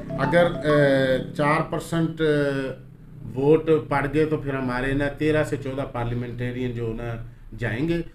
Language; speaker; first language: Urdu; non-native, local second language; Punjabi